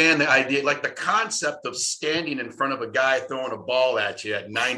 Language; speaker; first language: English; native; English